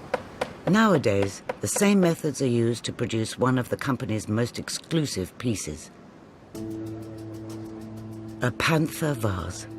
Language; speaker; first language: English; native; English